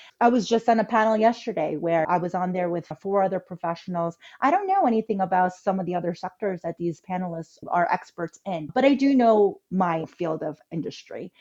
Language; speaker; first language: English; early bilingual, other home language; Korean